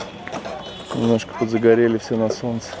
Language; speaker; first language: Russian; native; Russian